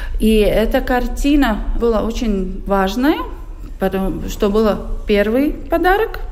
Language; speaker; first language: Russian; non-native, local second language; Latvian